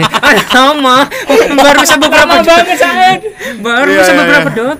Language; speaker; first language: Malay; non-native, local second language; Javanese